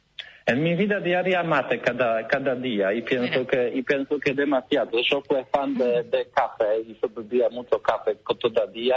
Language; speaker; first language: Spanish; non-native, learner; Polish